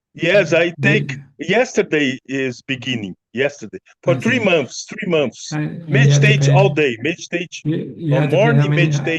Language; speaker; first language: English; non-native, learner; Portuguese